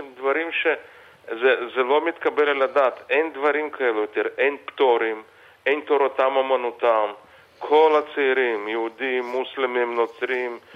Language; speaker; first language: Hebrew; non-native, fluent; Russian